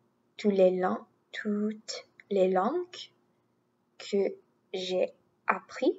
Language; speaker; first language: French; non-native, learner; English